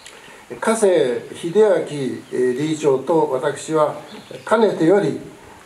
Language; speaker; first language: Japanese; native; Japanese